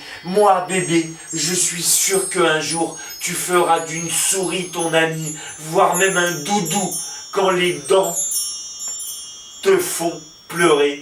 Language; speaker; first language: French; native; French